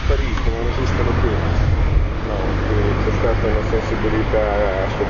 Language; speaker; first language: Italian; native; Italian